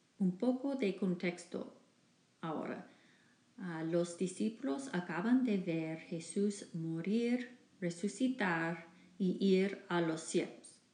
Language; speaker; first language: Spanish; non-native, fluent; English